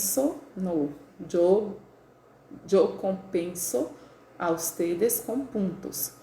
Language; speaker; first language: Spanish; non-native, learner; Portuguese